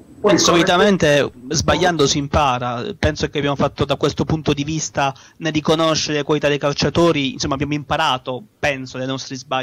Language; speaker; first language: Italian; native; Italian